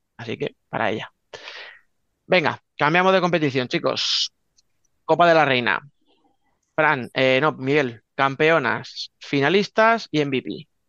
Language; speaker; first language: Spanish; native; Spanish